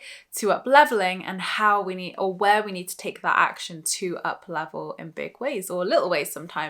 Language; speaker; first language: English; native; English